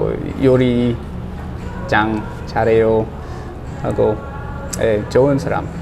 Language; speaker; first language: Korean; non-native, learner; English